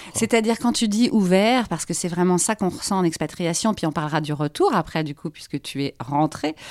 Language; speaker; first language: French; native; French